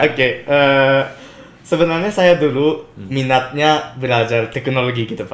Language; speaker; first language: Indonesian; non-native, fluent; Japanese